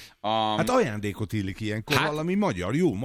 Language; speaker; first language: Hungarian; native; Hungarian